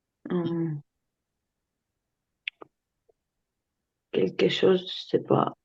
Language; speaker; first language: French; non-native, learner; Ukrainian